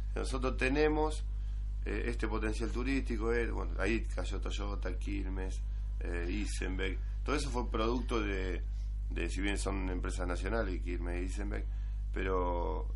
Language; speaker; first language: Spanish; native; Spanish